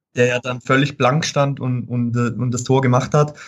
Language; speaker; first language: German; native; German